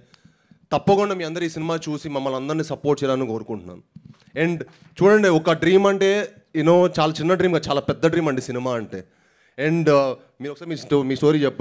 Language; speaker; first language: Telugu; native; Telugu